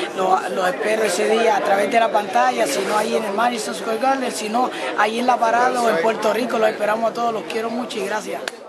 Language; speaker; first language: Spanish; native; Spanish